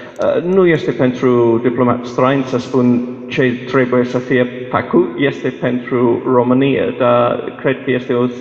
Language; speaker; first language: Romanian; non-native, fluent; English